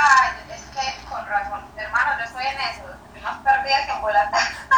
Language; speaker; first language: Spanish; native; Spanish